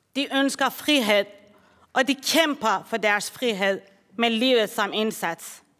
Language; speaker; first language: Danish; non-native, fluent; Persian